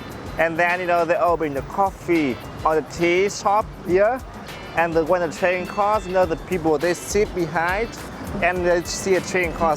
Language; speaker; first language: English; non-native, fluent; Vietnamese